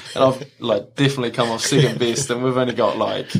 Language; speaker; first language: English; native; English